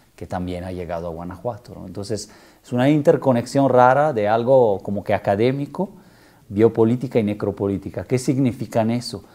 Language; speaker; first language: Spanish; non-native, fluent; Italian